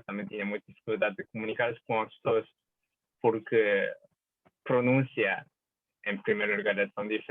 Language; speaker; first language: Portuguese; non-native, fluent; Japanese